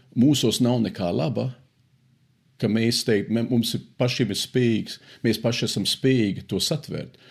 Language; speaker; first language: Latvian; early bilingual, heritage; Latvian